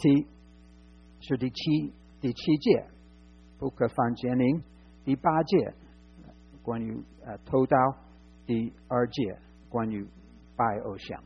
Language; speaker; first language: Chinese; non-native, fluent; English